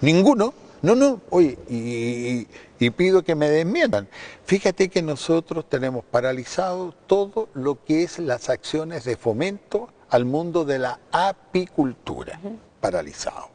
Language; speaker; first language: Spanish; native; Spanish